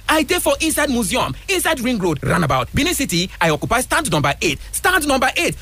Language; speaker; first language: Nigerian Pidgin; native; Nigerian Pidgin